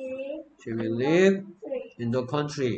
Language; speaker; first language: English; non-native, fluent; Korean